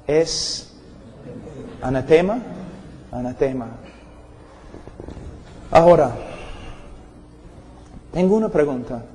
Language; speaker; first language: Spanish; non-native, fluent; English